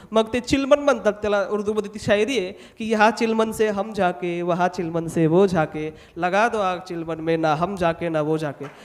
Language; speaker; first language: Marathi; non-native, local second language; Hindi